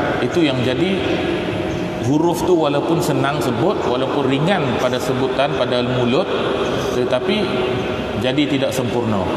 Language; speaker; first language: Malay; native; Malay